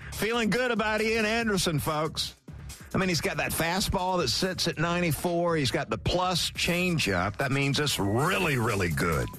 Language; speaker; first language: English; native; English